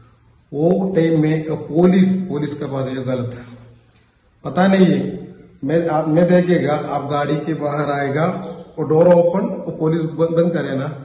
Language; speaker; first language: Hindi; non-native, local second language; Malayalam